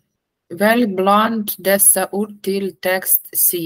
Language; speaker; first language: Swedish; non-native, learner; Russian